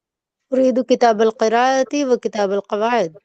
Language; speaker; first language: Arabic; non-native, learner; Hindi